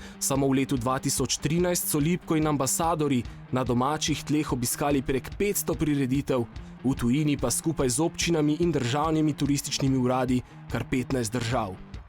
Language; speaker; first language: Slovenian; native; Slovenian